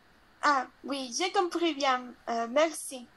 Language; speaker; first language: French; non-native, learner; Spanish